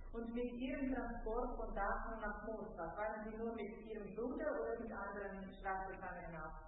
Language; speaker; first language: German; non-native, fluent; Italian